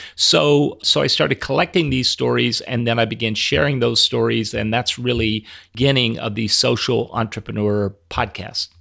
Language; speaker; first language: English; native; English